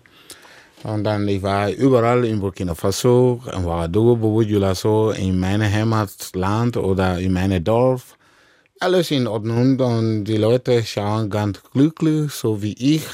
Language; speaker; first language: German; non-native, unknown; Dyula